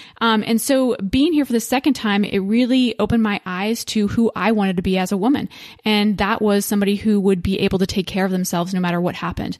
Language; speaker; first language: English; native; English